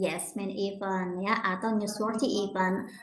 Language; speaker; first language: English; non-native, learner; Indonesian